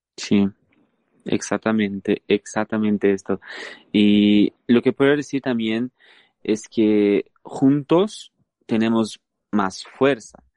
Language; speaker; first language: Spanish; non-native, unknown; Portuguese